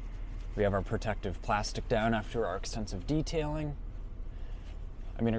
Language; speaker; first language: English; native; English